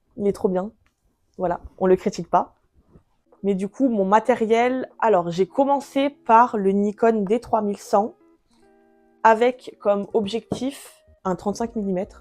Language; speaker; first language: French; early bilingual, other home language; Portuguese